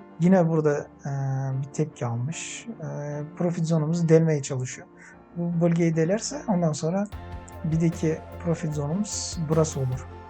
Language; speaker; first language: Turkish; non-native, fluent; Uzbek